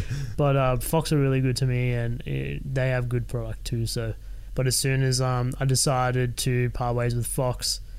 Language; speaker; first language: English; native; English